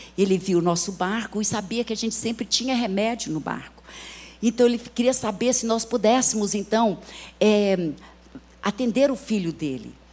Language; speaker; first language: Portuguese; early bilingual, other home language; English